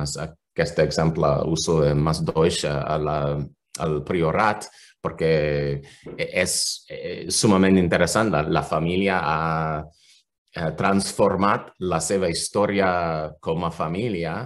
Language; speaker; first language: Catalan; non-native, fluent; English